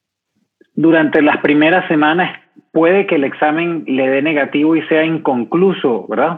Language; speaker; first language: Spanish; native; Spanish